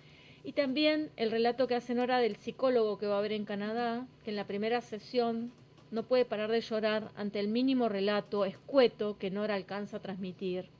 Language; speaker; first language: Spanish; native; Spanish